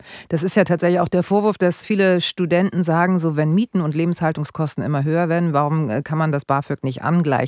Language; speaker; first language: German; native; German